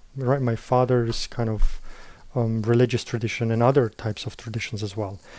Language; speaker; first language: English; non-native, fluent; Slovenian